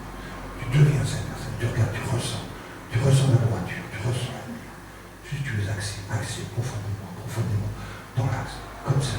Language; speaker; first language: French; native; French